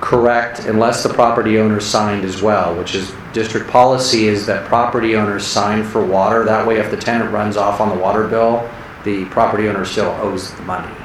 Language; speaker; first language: English; native; English